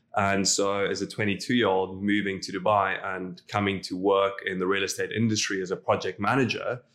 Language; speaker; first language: English; non-native, local second language; Afrikaans